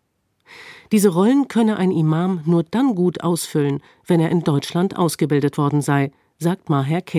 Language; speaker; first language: German; native; German